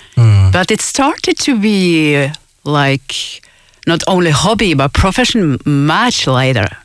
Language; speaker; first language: English; non-native, fluent; Czech